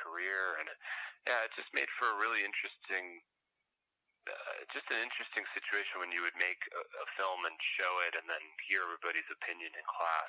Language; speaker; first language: English; native; English